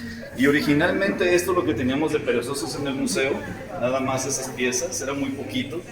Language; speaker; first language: Spanish; native; Spanish